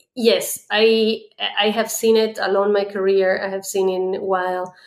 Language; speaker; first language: English; non-native, fluent; Spanish